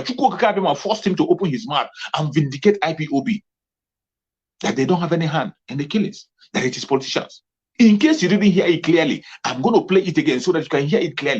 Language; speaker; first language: English; non-native, local second language; Igbo